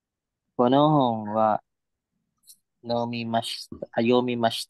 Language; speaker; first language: Japanese; non-native, learner; Filipino